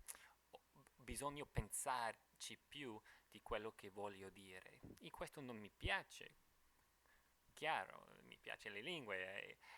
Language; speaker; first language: Italian; non-native, fluent; English